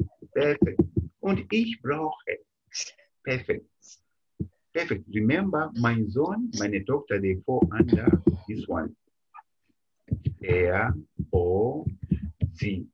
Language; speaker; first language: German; non-native, fluent; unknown